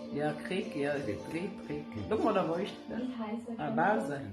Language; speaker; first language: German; non-native, learner; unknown